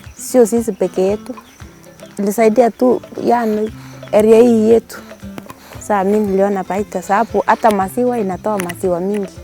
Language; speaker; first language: Swahili; non-native, local second language; Kalenjin